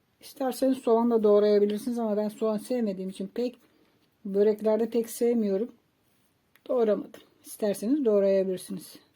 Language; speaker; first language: Turkish; native; Turkish